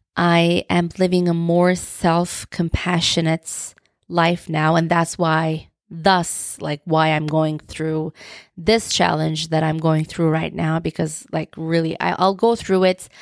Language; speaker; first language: English; non-native, fluent; Turkish